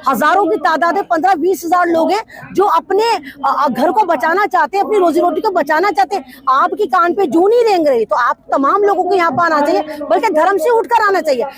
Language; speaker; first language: Hindi; native; Hindi